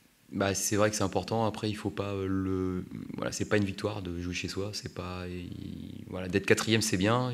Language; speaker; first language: French; native; French